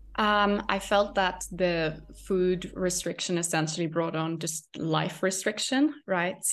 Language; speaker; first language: English; non-native, fluent; Norwegian